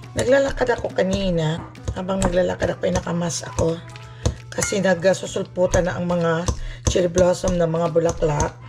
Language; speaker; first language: Filipino; non-native, local second language; Cebuano